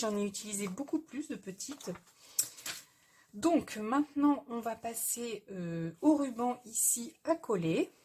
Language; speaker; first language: French; native; French